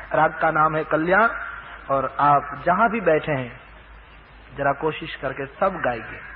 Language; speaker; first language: Hindi; non-native, local second language; Gujarati